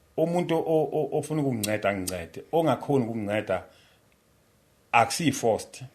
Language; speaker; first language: Zulu; native; Zulu